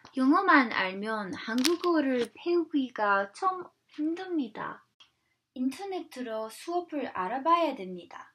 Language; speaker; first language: Korean; non-native, learner; English